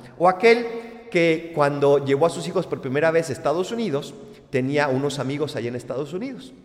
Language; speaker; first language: Spanish; native; Spanish